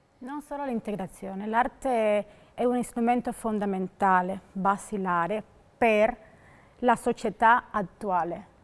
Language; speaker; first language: Italian; non-native, fluent; Spanish